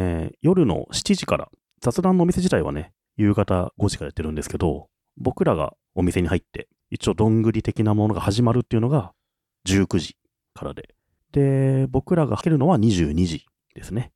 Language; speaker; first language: Japanese; native; Japanese